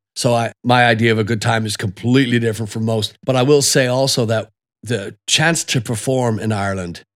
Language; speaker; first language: English; native; English